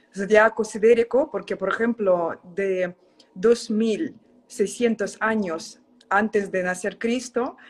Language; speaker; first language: Spanish; non-native, fluent; Russian